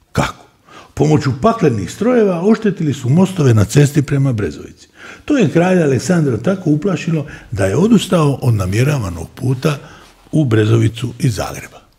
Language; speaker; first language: Croatian; native; Croatian